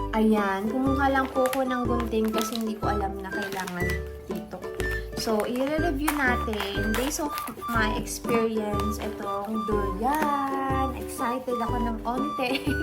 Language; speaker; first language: Filipino; native; Filipino